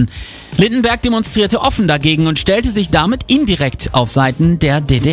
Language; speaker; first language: German; native; German